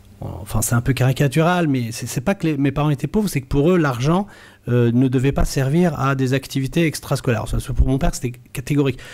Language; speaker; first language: French; early bilingual, other home language; Arabic